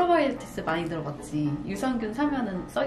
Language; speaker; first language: Korean; native; Korean